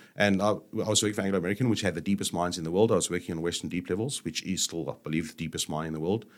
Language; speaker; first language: English; native; English